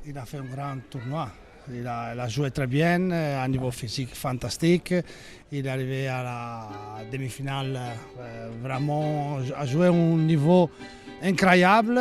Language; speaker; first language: French; non-native, learner; Italian